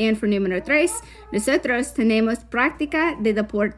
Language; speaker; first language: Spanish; non-native, fluent; English